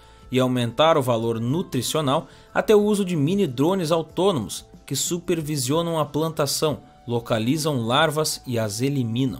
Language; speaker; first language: Portuguese; native; Portuguese